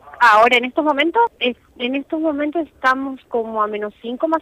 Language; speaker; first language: Spanish; native; Spanish